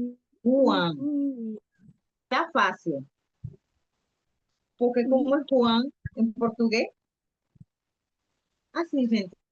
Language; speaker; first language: Spanish; non-native, learner; Portuguese